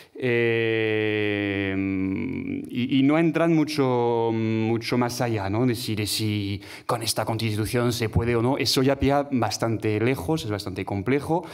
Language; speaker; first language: Spanish; non-native, fluent; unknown